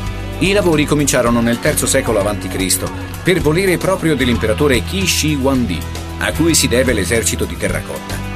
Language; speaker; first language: Italian; native; Italian